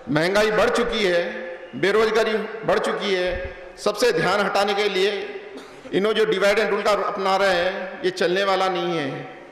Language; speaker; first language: Hindi; non-native, local second language; Punjabi